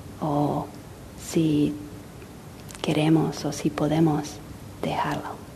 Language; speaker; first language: Spanish; non-native, fluent; English